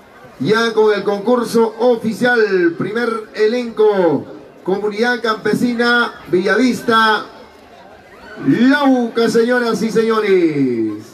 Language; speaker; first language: Spanish; native; Spanish